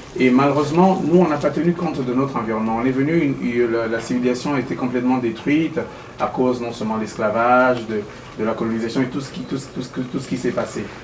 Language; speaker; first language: French; non-native, local second language; Basaa